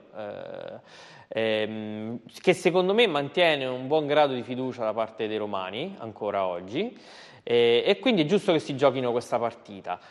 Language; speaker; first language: Italian; native; Italian